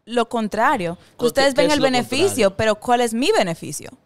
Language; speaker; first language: Spanish; early bilingual, heritage; Spanish